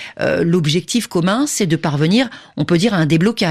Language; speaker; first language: French; native; French